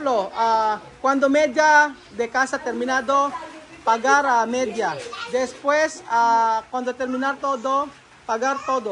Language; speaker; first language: Spanish; non-native, learner; Filipino